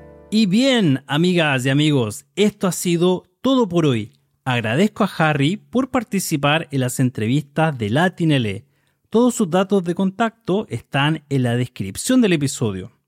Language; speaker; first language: Spanish; native; Spanish